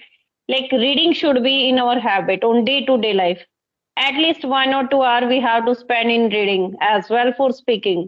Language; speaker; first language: English; non-native, local second language; Hindi